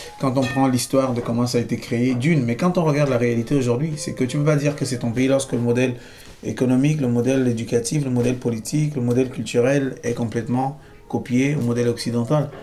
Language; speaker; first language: French; non-native, local second language; Basaa